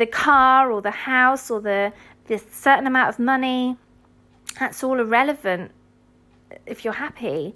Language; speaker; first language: English; native; English